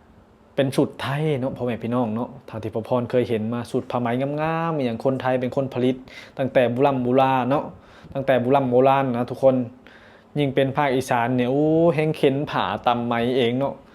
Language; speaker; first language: Thai; non-native, local second language; Northeastern Thai